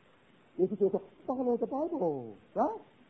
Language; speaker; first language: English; non-native, fluent; Chinese